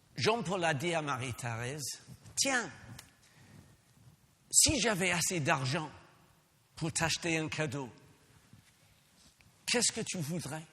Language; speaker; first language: French; non-native, fluent; English